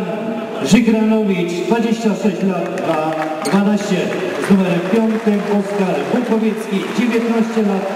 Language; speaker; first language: Polish; native; Polish